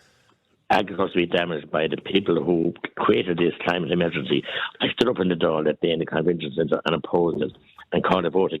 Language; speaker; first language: English; native; English